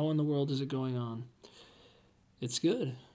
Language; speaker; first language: English; native; English